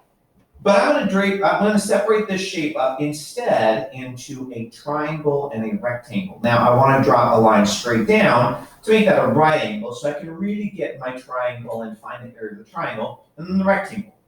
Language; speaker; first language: English; native; English